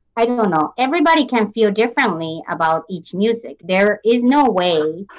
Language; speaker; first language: English; non-native, fluent; Japanese